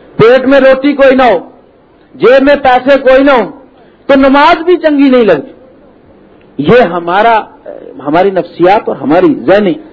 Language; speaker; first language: Urdu; non-native, local second language; Punjabi